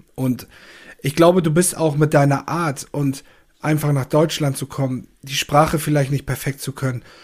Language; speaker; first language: German; native; German